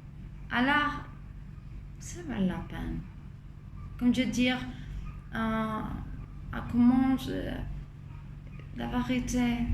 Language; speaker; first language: French; non-native, fluent; Spanish